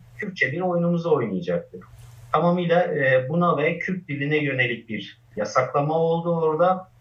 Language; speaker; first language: Turkish; non-native, local second language; Kurdish